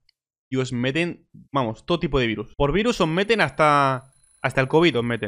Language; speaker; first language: Spanish; native; Spanish